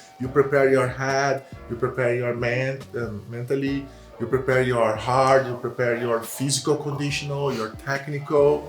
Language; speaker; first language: English; non-native, learner; Portuguese